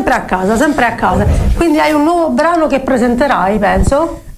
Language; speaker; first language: Italian; native; Italian